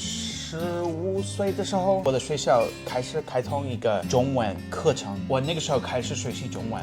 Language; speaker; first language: Chinese; non-native, fluent; English